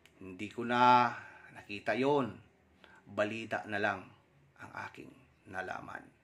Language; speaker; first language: Filipino; non-native, local second language; Surigaonon